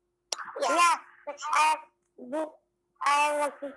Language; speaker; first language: English; non-native, learner; Hindi